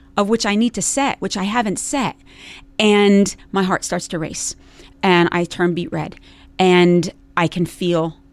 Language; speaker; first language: English; native; English